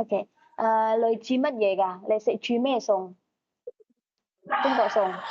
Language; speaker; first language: Cantonese; native; Cantonese